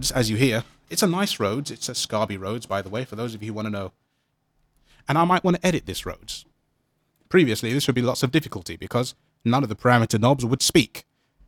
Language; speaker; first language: English; native; English